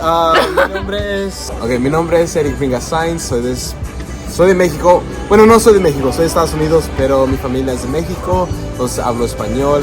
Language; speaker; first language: Spanish; early bilingual, heritage; Spanish